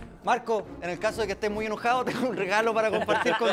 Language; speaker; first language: Spanish; native; Spanish